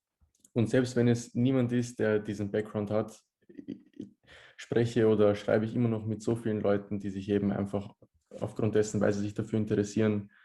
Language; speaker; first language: German; early bilingual, other home language; Bosnian